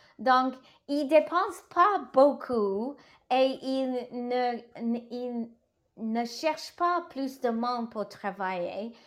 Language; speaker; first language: French; non-native, learner; English